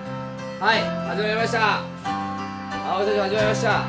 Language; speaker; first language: Japanese; native; Japanese